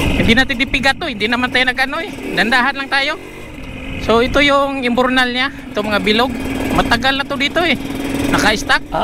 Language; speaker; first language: Filipino; non-native, local second language; Cebuano